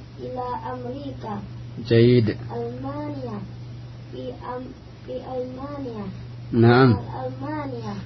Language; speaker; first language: Arabic; non-native, learner; Indonesian